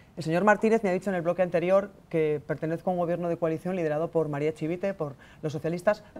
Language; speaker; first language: Spanish; native; Spanish